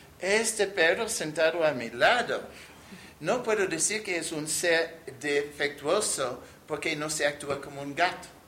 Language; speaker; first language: Spanish; non-native, fluent; English